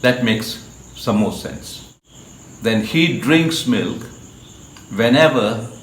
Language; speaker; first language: English; non-native, local second language; Malayalam